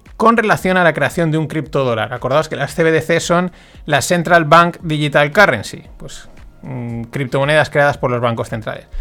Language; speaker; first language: Spanish; native; Spanish